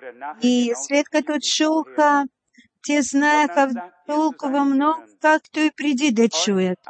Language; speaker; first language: Bulgarian; non-native, fluent; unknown